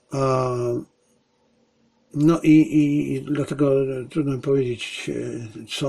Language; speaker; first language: Polish; native; Polish